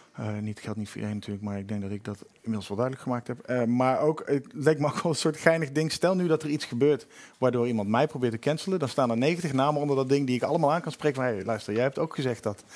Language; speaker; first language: Dutch; native; Dutch